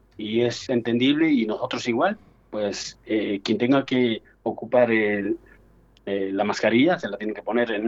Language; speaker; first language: Spanish; native; Spanish